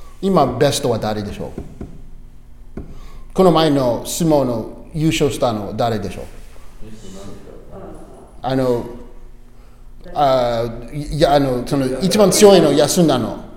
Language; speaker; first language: Japanese; non-native, learner; English